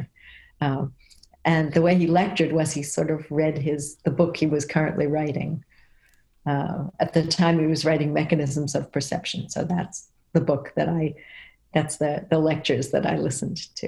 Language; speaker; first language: English; native; English